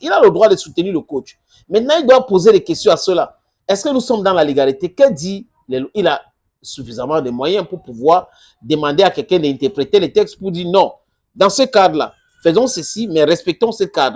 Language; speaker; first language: French; non-native, local second language; English